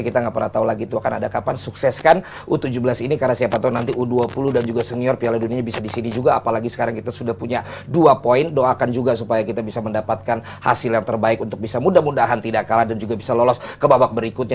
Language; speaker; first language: Indonesian; native; Indonesian